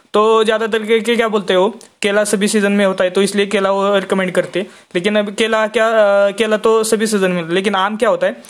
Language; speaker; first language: Hindi; non-native, local second language; Marathi